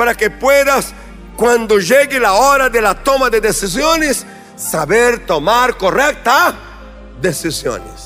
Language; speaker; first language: Spanish; non-native, fluent; Portuguese